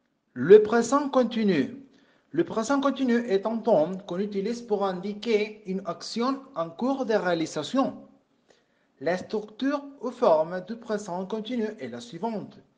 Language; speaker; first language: French; non-native, fluent; Spanish